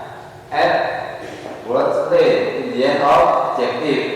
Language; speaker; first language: English; non-native, learner; Indonesian